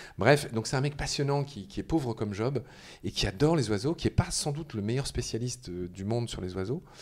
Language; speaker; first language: French; native; French